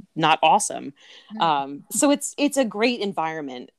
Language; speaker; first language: English; native; English